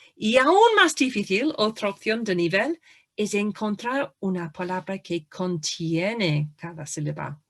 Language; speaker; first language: Spanish; non-native, fluent; English